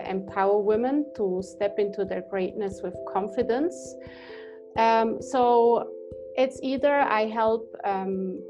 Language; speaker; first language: English; non-native, fluent; German